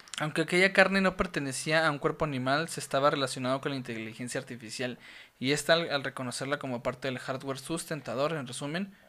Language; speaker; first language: Spanish; native; Spanish